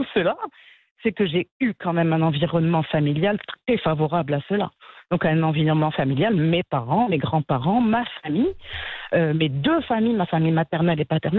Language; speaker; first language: French; non-native, local second language; Arabic